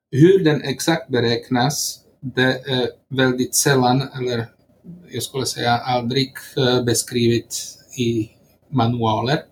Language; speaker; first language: Swedish; non-native, fluent; Slovak